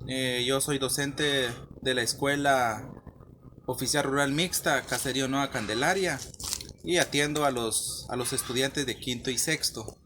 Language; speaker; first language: Spanish; non-native, local second language; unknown